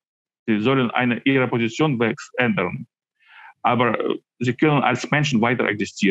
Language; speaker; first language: German; non-native, fluent; Ukrainian